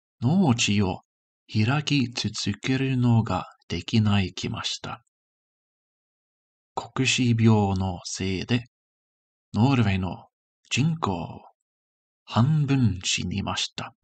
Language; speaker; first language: Japanese; non-native, learner; English